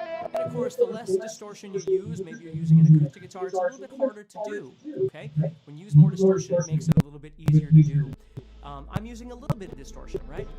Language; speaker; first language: English; native; English